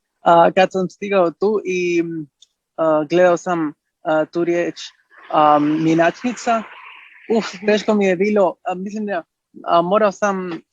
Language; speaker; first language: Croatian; early bilingual, heritage; Spanish